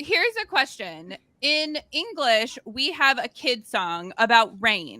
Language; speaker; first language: English; native; English